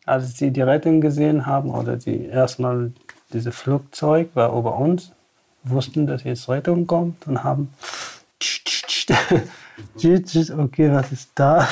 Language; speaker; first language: German; non-native, fluent; Tamasheq